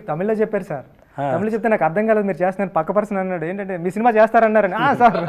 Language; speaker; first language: Telugu; native; Telugu